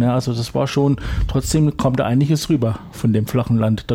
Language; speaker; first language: German; native; German